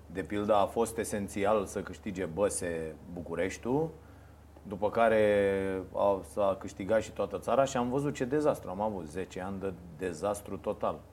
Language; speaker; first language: Romanian; native; Romanian